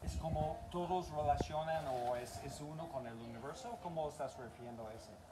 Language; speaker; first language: Spanish; non-native, learner; English